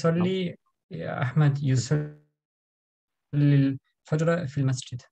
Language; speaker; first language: Arabic; non-native, learner; German